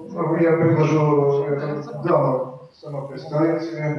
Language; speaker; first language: Russian; non-native, learner; Bulgarian